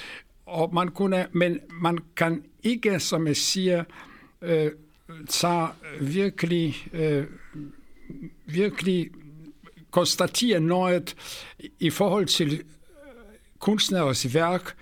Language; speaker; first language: Swedish; non-native, fluent; Polish